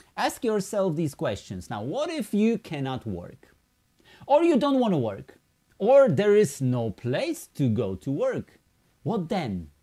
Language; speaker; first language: English; non-native, fluent; Polish